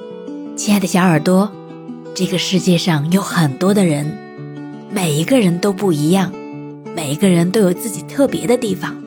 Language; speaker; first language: Chinese; native; Chinese